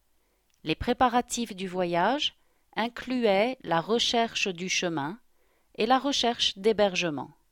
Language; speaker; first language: French; non-native, learner; English